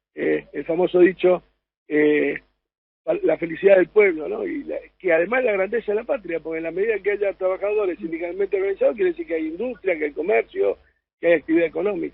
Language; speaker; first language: Spanish; native; Spanish